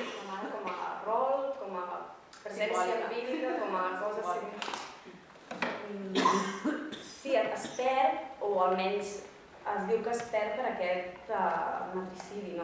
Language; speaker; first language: Catalan; native; Catalan